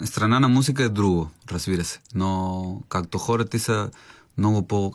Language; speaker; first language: Bulgarian; non-native, learner; Spanish